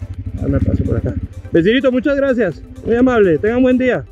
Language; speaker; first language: Spanish; native; Spanish